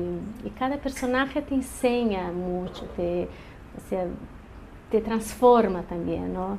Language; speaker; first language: Spanish; early bilingual, heritage; Portuguese